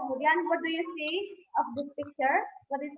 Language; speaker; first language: English; non-native, fluent; Indonesian